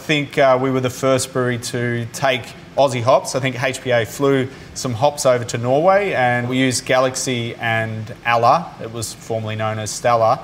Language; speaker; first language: English; native; English